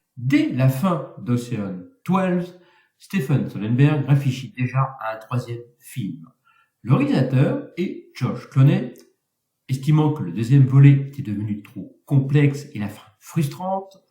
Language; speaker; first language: French; native; French